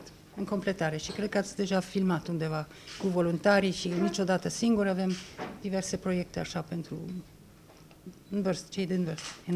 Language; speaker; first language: Romanian; non-native, fluent; English